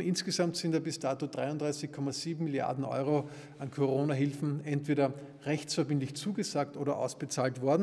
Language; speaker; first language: German; native; German